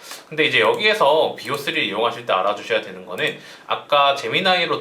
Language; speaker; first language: Korean; native; Korean